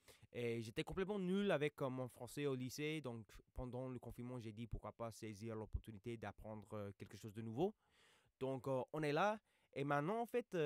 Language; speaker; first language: French; non-native, fluent; English